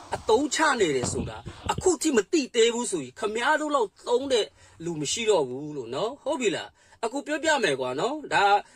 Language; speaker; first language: Burmese; non-native, local second language; Kachin